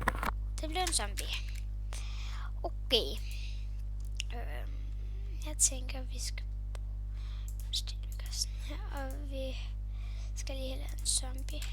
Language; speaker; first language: Danish; native; Danish